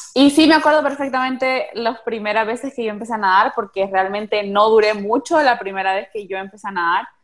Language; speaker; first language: Spanish; native; Spanish